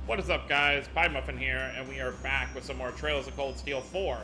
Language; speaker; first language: English; native; English